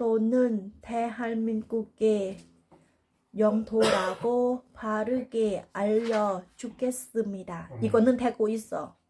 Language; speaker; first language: Korean; non-native, learner; Thai